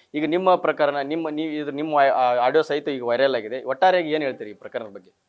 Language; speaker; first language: Kannada; native; Kannada